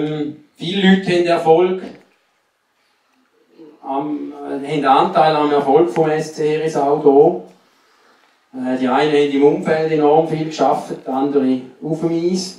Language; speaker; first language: German; native; German